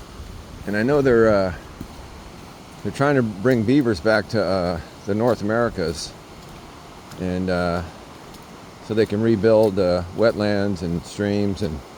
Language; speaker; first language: English; native; English